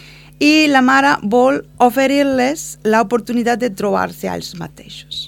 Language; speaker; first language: Catalan; non-native, learner; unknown